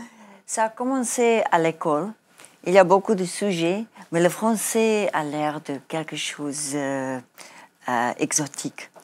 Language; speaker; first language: French; non-native, learner; Afrikaans